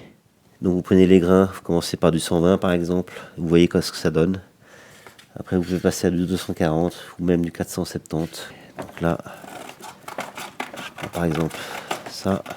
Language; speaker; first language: French; native; French